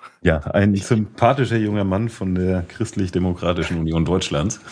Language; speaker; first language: German; native; German